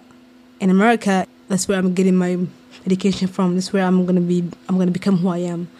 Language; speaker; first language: English; non-native, local second language; Somali